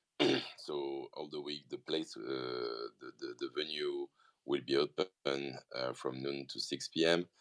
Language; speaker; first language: English; non-native, fluent; French